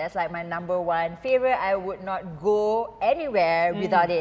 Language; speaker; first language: English; non-native, local second language; Malay